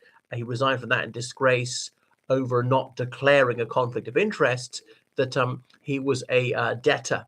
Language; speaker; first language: English; native; English